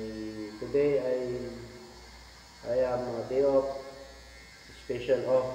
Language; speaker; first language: English; non-native, local second language; Filipino